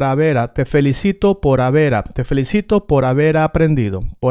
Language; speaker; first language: Spanish; native; Spanish